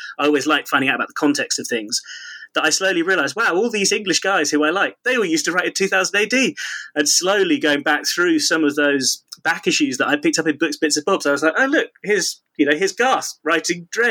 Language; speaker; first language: English; native; English